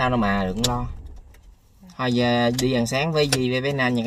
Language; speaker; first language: Vietnamese; native; Vietnamese